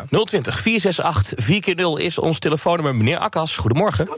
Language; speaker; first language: Dutch; native; Dutch